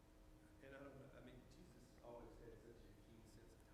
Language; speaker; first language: English; native; English